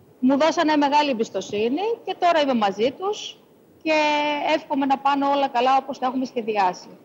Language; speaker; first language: Greek; native; Greek